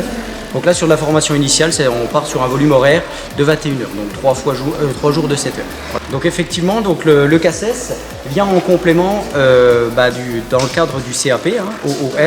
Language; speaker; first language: French; native; French